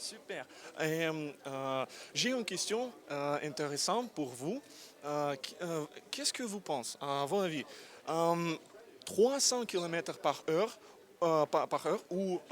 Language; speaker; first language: French; non-native, learner; Russian